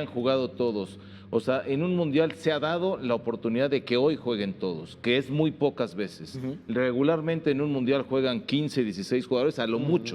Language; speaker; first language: Spanish; native; Spanish